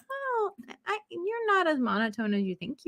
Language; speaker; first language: English; native; English